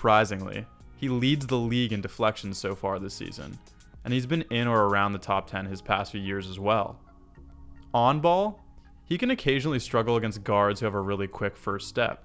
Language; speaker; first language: English; native; English